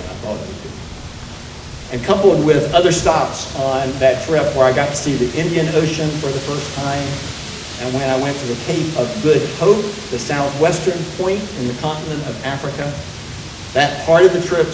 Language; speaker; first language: English; native; English